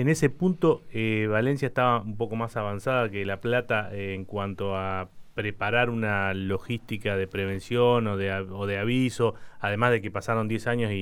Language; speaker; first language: Spanish; native; Spanish